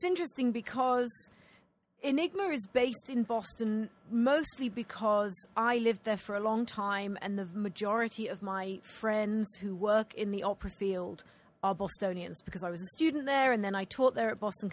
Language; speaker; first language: English; native; English